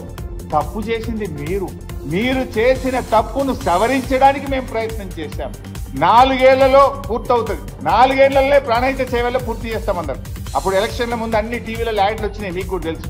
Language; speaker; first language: Telugu; native; Telugu